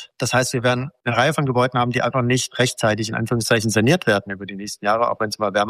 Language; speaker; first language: German; native; German